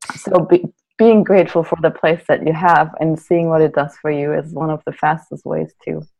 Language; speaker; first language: English; non-native, fluent; German